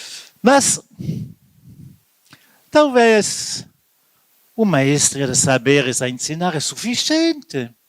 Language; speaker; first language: Portuguese; non-native, fluent; Italian